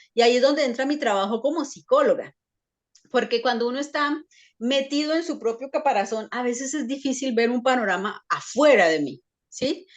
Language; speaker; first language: Spanish; native; Spanish